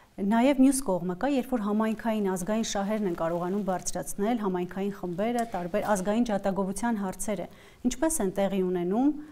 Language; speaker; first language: Armenian; native; Armenian